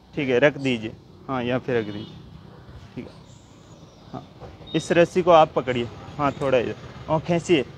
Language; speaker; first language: Hindi; native; Hindi